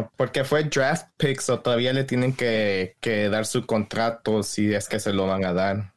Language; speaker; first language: Spanish; early bilingual, heritage; Spanish